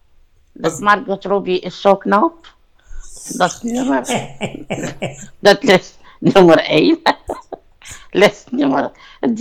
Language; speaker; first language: Dutch; non-native, learner; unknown